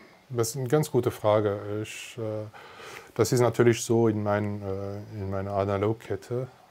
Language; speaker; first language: German; non-native, fluent; French